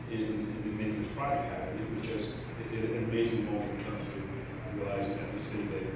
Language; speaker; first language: English; native; English